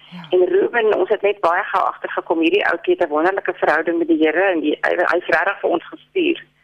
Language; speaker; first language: Afrikaans; native; Afrikaans